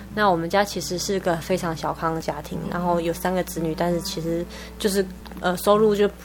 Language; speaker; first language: Chinese; native; Chinese